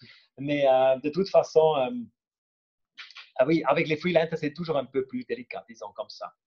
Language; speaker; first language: French; non-native, fluent; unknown